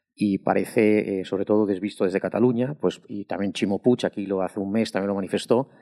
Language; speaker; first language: Spanish; non-native, local second language; Catalan